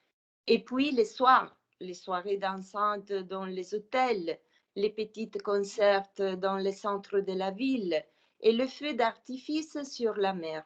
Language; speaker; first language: French; non-native, fluent; Italian